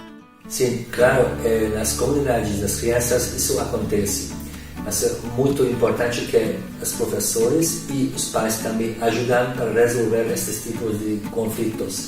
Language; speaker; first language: Portuguese; non-native, fluent; Hungarian